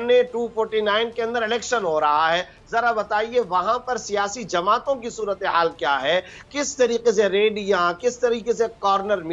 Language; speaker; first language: Urdu; native; Urdu